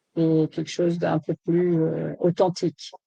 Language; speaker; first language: French; native; French